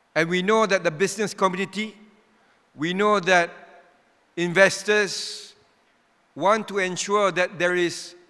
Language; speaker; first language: English; non-native, local second language; Malay